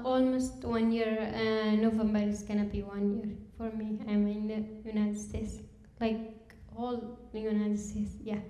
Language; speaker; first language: English; non-native, learner; Kurdish